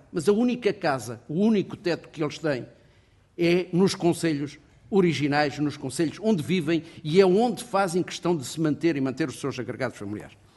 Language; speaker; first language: Portuguese; native; Portuguese